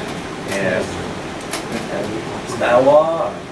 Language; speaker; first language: English; non-native, learner; Thai